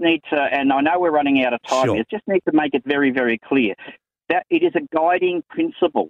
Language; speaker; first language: English; native; English